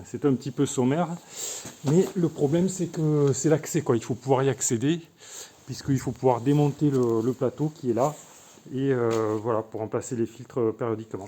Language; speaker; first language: French; native; French